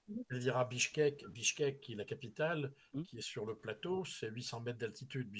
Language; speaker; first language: French; native; French